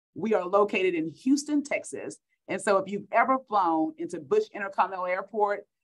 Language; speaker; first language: English; native; English